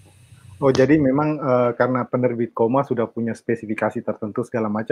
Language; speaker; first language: Indonesian; native; Indonesian